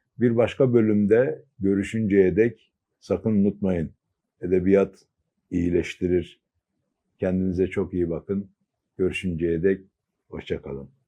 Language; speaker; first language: Turkish; native; Turkish